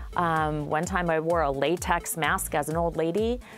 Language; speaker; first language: English; native; English